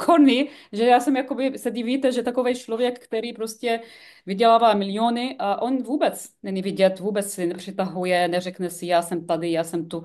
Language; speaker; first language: Czech; non-native, fluent; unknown